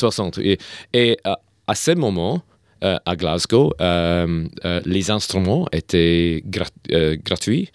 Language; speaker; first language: French; non-native, learner; English